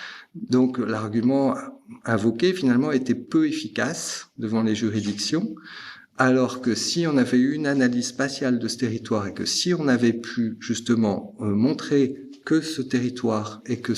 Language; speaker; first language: French; native; French